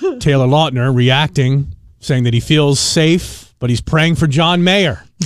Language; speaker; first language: English; native; English